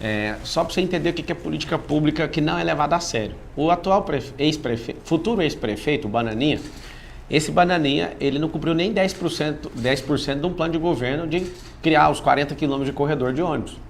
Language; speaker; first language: Portuguese; native; Portuguese